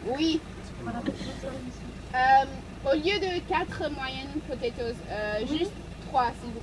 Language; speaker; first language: French; non-native, learner; English